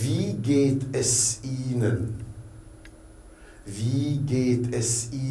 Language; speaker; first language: German; non-native, fluent; Arabic